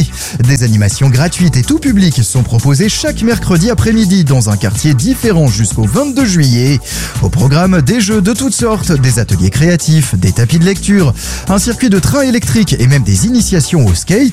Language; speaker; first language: French; native; French